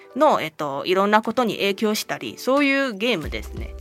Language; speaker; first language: Japanese; non-native, fluent; Chinese